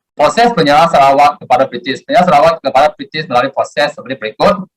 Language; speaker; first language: Malay; non-native, local second language; Chinese